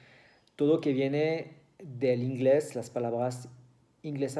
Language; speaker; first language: Spanish; non-native, learner; French